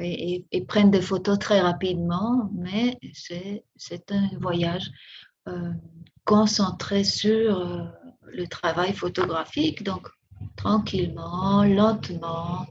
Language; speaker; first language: French; non-native, fluent; Spanish